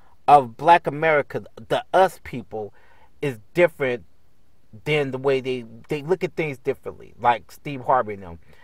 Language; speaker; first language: English; native; English